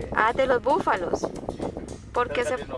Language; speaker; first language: Spanish; native; Spanish